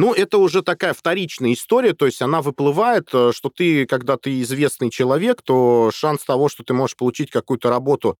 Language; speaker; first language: Russian; native; Russian